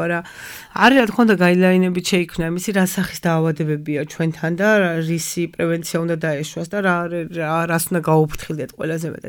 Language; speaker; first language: Georgian; native; Georgian